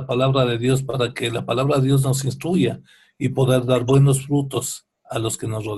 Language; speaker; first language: Spanish; native; Spanish